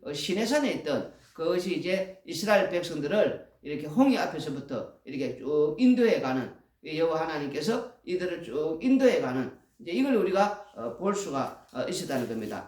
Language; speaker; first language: Korean; native; Korean